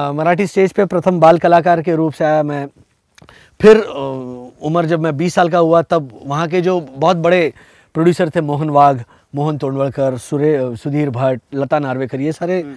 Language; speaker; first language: Hindi; non-native, local second language; Marathi